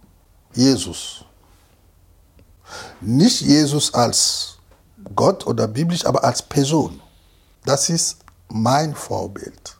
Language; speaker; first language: German; non-native, fluent; Lingala